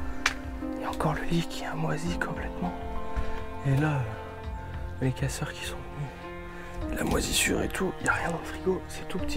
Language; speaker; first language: French; native; French